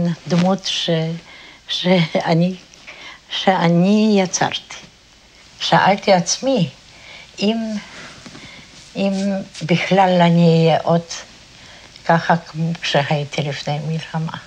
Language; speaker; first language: Hebrew; non-native, fluent; Polish